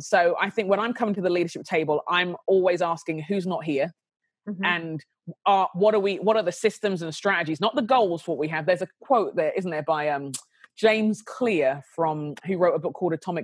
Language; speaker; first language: English; native; English